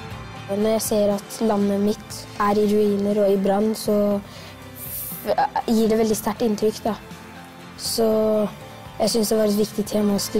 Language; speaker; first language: Norwegian; early bilingual, other home language; Persian